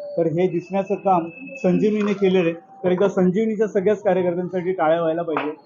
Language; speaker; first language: Marathi; native; Marathi